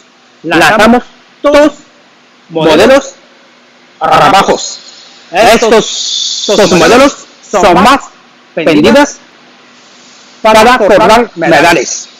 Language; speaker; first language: Spanish; non-native, learner; Chinese